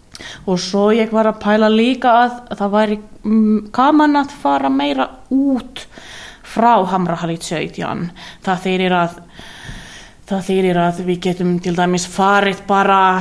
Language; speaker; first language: Icelandic; non-native, learner; Finnish